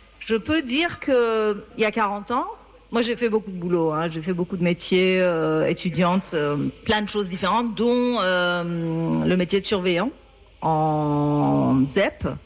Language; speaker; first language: French; non-native, fluent; Persian